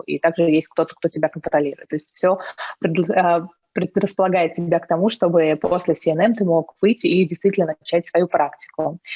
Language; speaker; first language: Russian; native; Russian